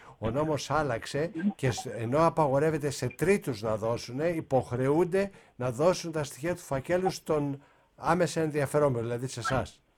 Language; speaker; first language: Greek; native; Greek